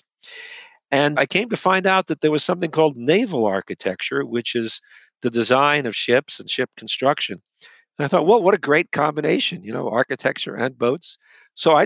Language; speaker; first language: English; native; English